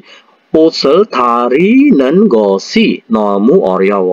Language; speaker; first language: Korean; non-native, fluent; Indonesian